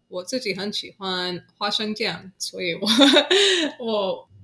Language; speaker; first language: Chinese; non-native, learner; English